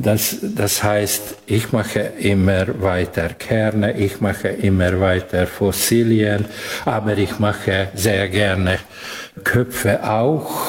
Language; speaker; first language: German; non-native, local second language; Hungarian